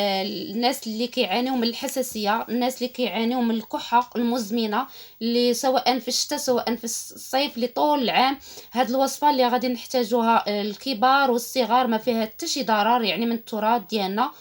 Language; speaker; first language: Arabic; native; Arabic